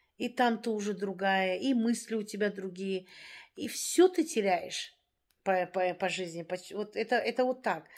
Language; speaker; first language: Russian; native; Russian